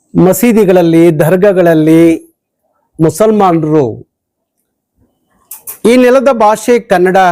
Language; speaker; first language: Kannada; native; Kannada